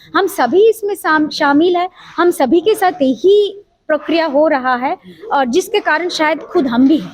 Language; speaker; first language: Hindi; native; Hindi